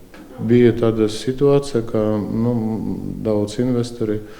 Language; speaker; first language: Latvian; non-native, local second language; Russian